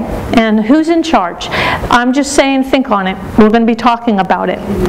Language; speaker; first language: English; native; English